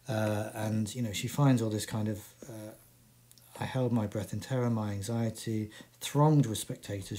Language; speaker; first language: English; native; English